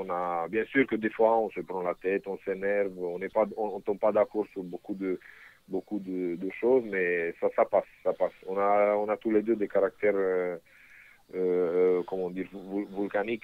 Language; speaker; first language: French; non-native, fluent; Romanian